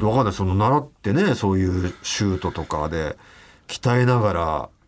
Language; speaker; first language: Japanese; native; Japanese